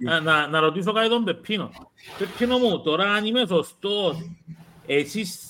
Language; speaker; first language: Greek; native; Greek